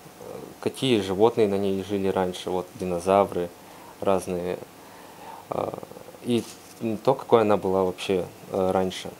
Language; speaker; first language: Russian; native; Russian